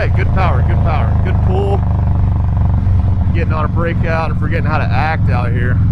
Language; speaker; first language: English; native; English